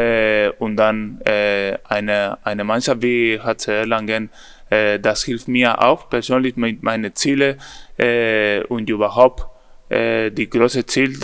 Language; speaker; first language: German; non-native, learner; Spanish